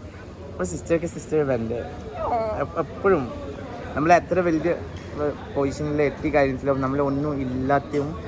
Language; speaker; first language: Malayalam; non-native, learner; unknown